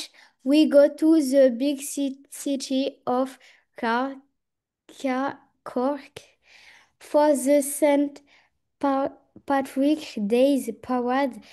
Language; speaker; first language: English; non-native, learner; French